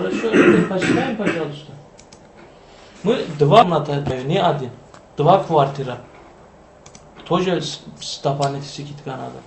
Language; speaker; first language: Russian; non-native, learner; Turkish